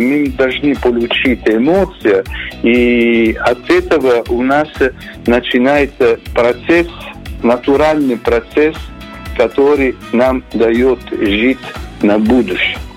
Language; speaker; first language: Russian; non-native, learner; Italian